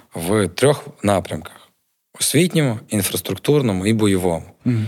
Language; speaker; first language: Ukrainian; native; Ukrainian